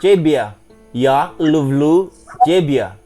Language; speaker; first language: Russian; non-native, learner; Indonesian